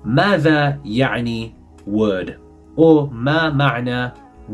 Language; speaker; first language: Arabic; non-native, learner; English